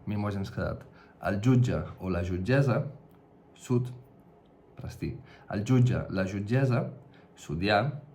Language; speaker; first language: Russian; non-native, fluent; Catalan